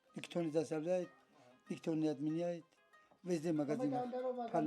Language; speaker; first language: Russian; non-native, learner; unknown